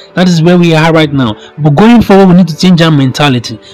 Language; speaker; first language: English; non-native, local second language; Yoruba